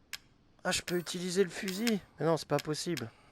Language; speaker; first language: French; native; French